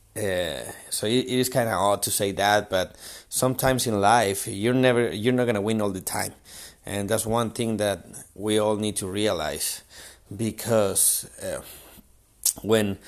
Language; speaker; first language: English; non-native, fluent; Spanish